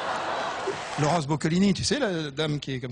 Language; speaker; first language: French; native; French